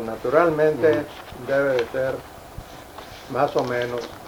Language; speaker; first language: Spanish; native; Spanish